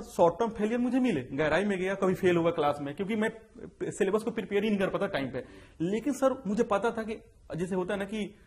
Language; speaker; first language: Hindi; native; Hindi